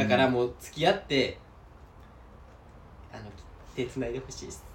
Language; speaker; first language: Japanese; native; Japanese